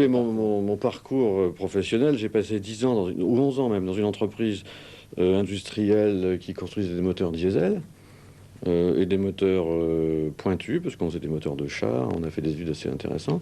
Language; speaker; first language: French; native; French